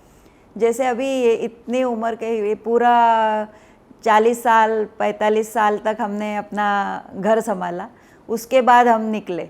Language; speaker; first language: Hindi; non-native, local second language; Marathi